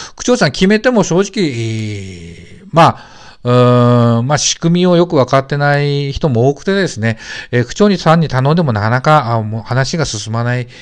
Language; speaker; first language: Japanese; native; Japanese